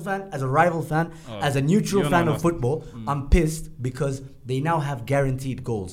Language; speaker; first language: English; native; English